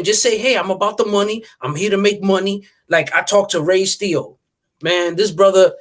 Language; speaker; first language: English; native; English